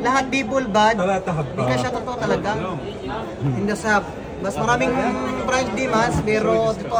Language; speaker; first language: Filipino; non-native, learner; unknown